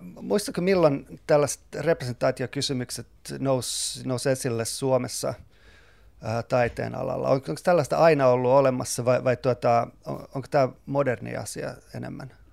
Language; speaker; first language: Finnish; non-native, local second language; Swedish